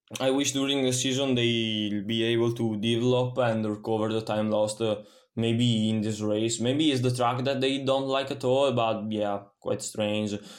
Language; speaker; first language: English; non-native, fluent; Italian